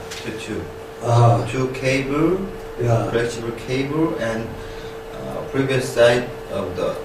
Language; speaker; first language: English; non-native, learner; Korean